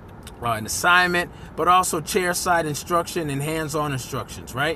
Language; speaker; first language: English; native; English